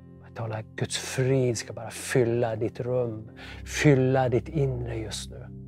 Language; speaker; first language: Swedish; native; Swedish